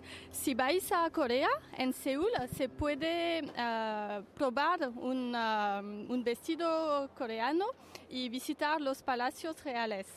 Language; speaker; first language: Spanish; non-native, fluent; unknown